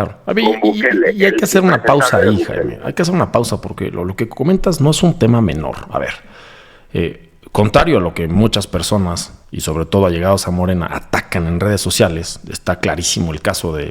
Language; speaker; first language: Spanish; native; Spanish